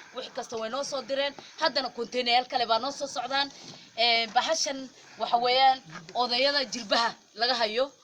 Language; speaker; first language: Somali; native; Somali